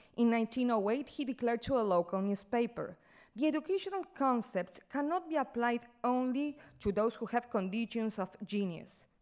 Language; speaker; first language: English; non-native, fluent; Spanish